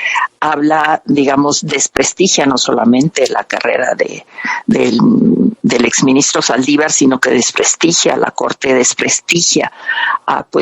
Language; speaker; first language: Spanish; native; Spanish